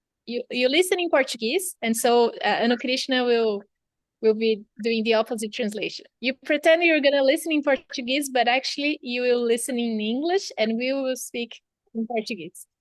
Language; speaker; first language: English; non-native, fluent; Portuguese